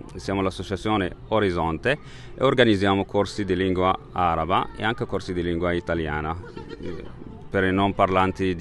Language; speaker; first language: Italian; non-native, fluent; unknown